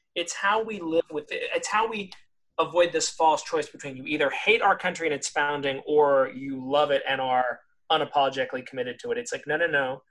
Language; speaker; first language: English; native; English